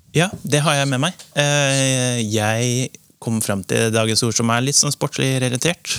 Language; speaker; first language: Norwegian; non-native, fluent; Dutch